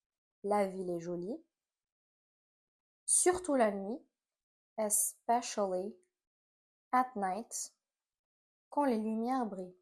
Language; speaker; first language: French; non-native, fluent; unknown